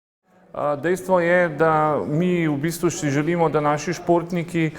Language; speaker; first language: Slovenian; native; Slovenian